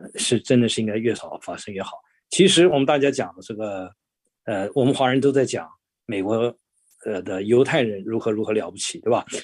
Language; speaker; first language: Chinese; native; Chinese